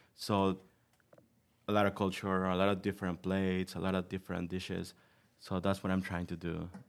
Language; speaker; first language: English; non-native, fluent; Spanish